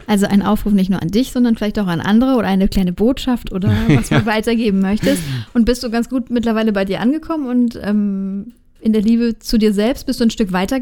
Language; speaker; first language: German; native; German